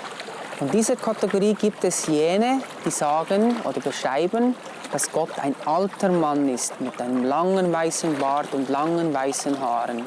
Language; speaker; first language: German; non-native, fluent; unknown